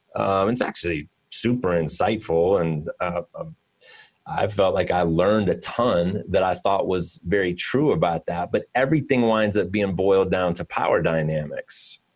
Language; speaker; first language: English; native; English